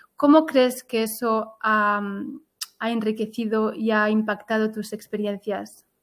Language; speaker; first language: Spanish; early bilingual, heritage; Galician